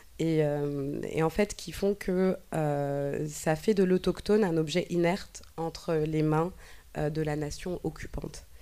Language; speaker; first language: French; native; French